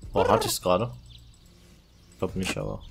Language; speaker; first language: German; native; German